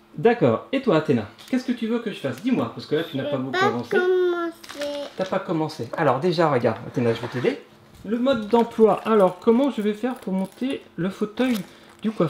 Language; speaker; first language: French; native; French